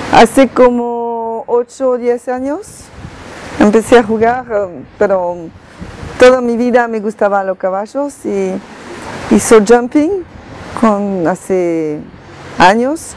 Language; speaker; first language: Spanish; non-native, fluent; French